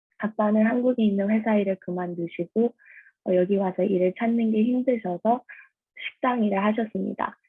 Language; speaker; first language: Korean; early bilingual, heritage; Korean